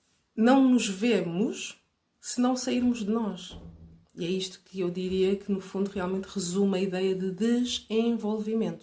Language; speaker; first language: Portuguese; native; Portuguese